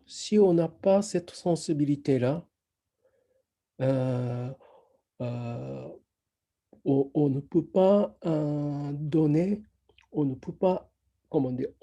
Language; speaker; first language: French; non-native, fluent; Japanese